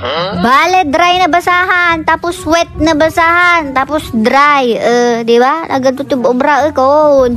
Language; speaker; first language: Filipino; non-native, local second language; Iloko